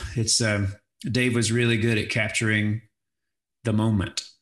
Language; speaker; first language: English; native; English